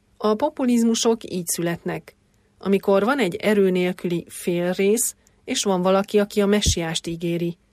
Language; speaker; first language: Hungarian; native; Hungarian